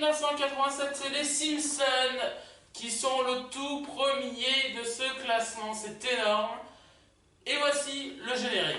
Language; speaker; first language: French; native; French